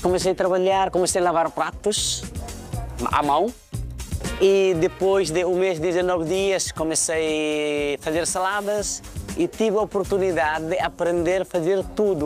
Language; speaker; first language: Portuguese; non-native, fluent; Nepali